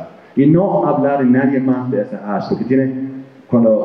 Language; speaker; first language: Spanish; non-native, fluent; English